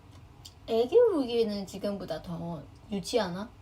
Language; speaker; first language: Korean; non-native, fluent; Chinese